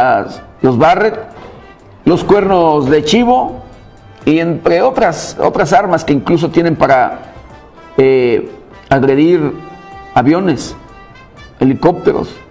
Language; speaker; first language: Spanish; native; Spanish